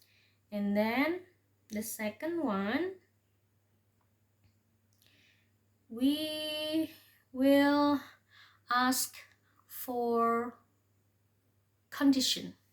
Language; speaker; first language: English; non-native, fluent; Indonesian